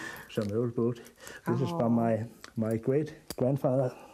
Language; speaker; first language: English; non-native, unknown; Danish